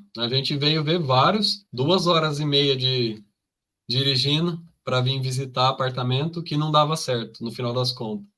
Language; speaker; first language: Portuguese; native; Portuguese